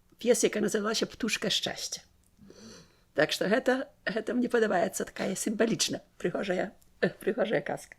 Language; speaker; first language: Belarusian; native; Belarusian